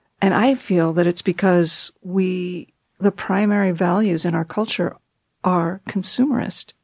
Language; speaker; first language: English; native; English